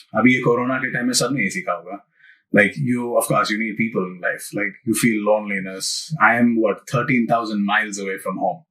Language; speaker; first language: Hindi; non-native, local second language; Malayalam